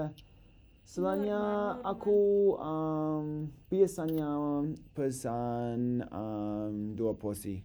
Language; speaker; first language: Indonesian; non-native, learner; English